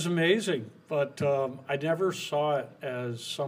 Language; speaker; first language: English; native; English